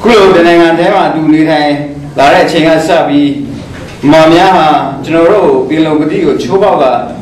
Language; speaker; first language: Burmese; non-native, local second language; Kachin